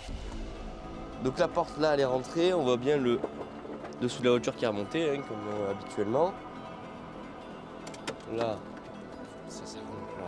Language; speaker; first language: French; native; French